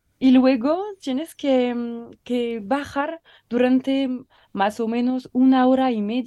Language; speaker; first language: Spanish; non-native, learner; French